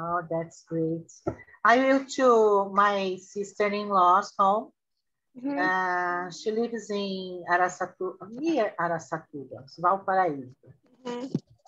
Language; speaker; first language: English; non-native, learner; Portuguese